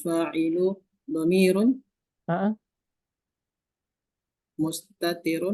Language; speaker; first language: Arabic; non-native, learner; Indonesian